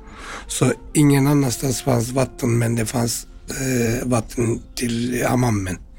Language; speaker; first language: Swedish; non-native, fluent; Turkish